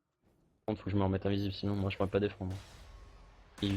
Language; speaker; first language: French; native; French